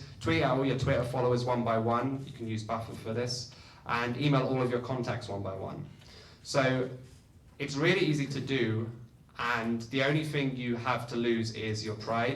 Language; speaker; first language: English; native; English